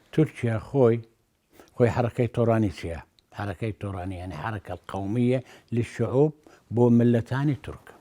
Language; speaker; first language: Central Kurdish; non-native, local second language; Azerbaijani